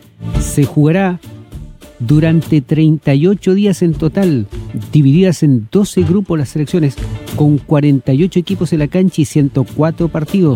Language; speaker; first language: Spanish; native; Spanish